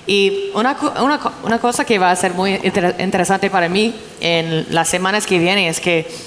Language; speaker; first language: Spanish; non-native, fluent; English